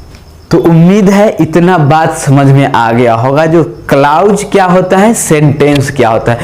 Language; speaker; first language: Hindi; native; Hindi